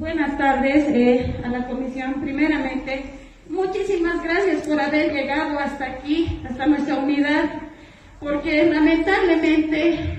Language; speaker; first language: Spanish; native; Spanish